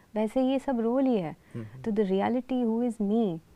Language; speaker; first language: Hindi; native; Hindi